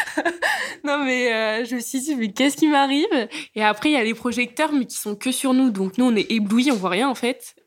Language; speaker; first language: French; native; French